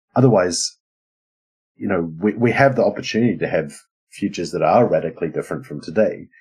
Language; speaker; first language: English; native; English